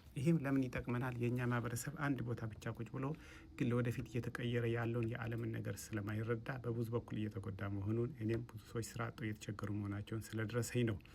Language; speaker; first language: Amharic; native; Amharic